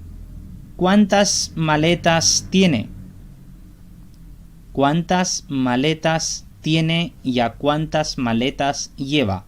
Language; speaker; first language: Spanish; non-native, fluent; Urdu